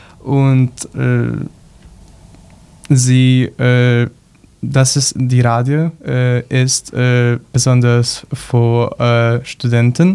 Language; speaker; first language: German; non-native, learner; Polish